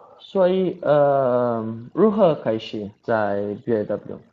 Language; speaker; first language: Chinese; non-native, learner; Portuguese